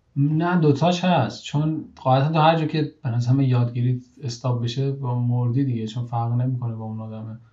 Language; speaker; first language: Persian; native; Persian